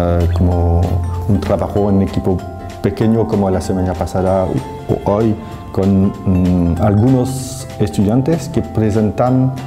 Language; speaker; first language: Spanish; non-native, fluent; French